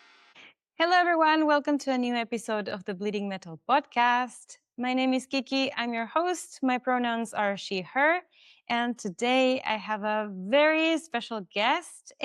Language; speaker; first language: English; non-native, fluent; German